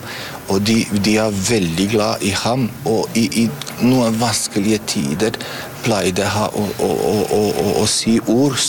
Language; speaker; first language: Norwegian; non-native, fluent; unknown